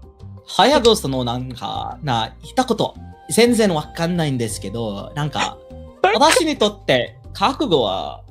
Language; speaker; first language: Japanese; non-native, learner; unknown